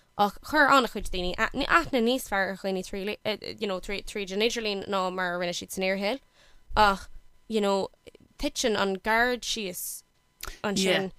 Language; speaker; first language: Irish; non-native, local second language; English